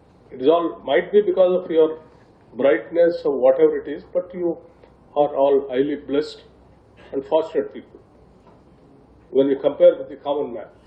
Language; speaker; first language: English; non-native, local second language; Telugu